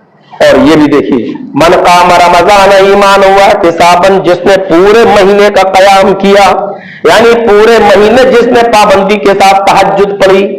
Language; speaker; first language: Urdu; native; Urdu